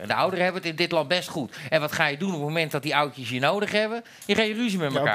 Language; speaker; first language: Dutch; native; Dutch